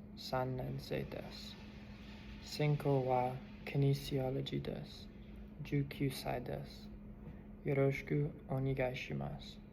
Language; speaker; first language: Japanese; non-native, learner; English